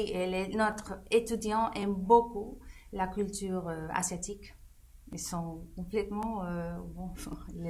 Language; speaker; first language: French; non-native, fluent; Spanish